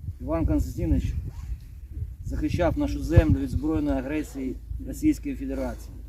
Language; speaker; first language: Ukrainian; native; Ukrainian